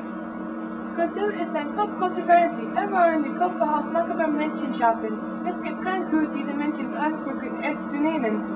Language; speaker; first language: German; non-native, learner; English